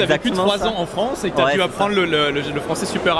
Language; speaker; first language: French; native; French